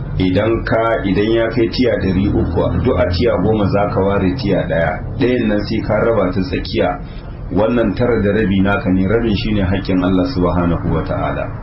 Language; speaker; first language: Hausa; native; Hausa